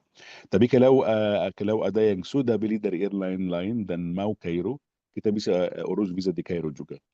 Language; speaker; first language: Indonesian; non-native, fluent; Arabic